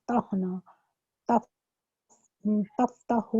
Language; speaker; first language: Arabic; non-native, learner; Urdu